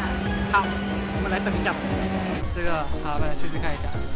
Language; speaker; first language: Chinese; non-native, learner; Thai